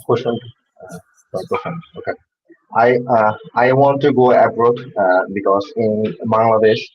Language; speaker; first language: English; non-native, learner; Bangla